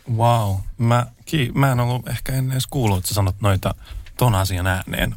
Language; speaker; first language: Finnish; native; Finnish